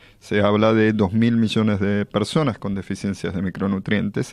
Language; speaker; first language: Spanish; native; Spanish